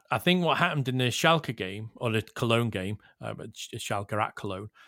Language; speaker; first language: English; native; English